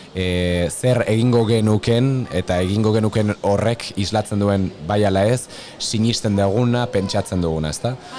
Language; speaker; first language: Basque; native; Basque